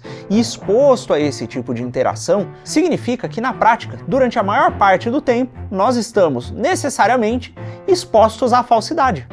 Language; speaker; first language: Portuguese; native; Portuguese